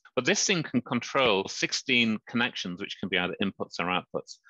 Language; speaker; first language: English; native; English